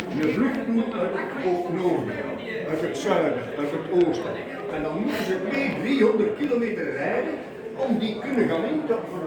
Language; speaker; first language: Dutch; non-native, learner; Polish